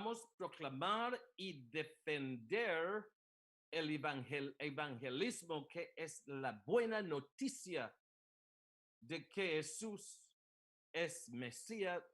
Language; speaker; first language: Spanish; non-native, learner; English